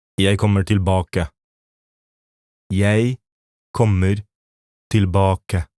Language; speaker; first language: Norwegian; non-native, fluent; Polish